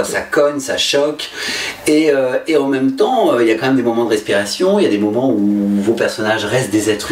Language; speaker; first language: French; native; French